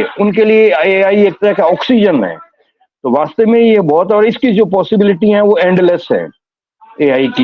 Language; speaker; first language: Hindi; native; Hindi